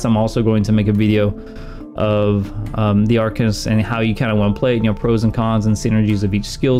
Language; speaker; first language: English; native; English